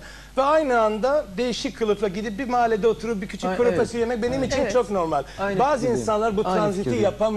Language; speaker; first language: Turkish; non-native, fluent; English